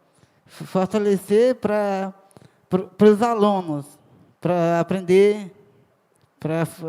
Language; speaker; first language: Portuguese; non-native, local second language; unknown